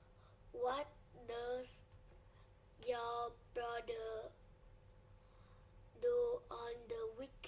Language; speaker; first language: English; non-native, learner; Vietnamese